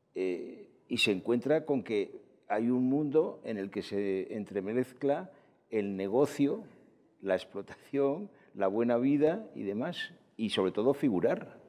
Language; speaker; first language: Spanish; native; Spanish